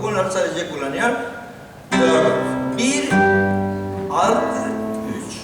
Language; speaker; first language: Turkish; non-native, learner; Spanish